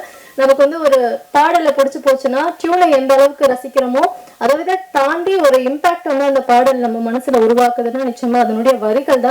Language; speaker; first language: Tamil; native; Tamil